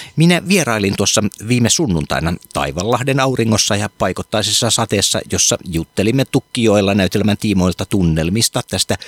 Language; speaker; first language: Finnish; native; Finnish